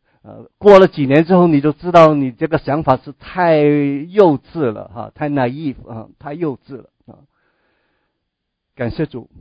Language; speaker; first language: Chinese; native; Chinese